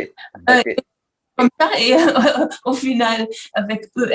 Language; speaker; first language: French; non-native, learner; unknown